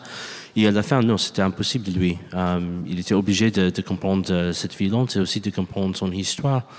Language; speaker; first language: French; non-native, learner; English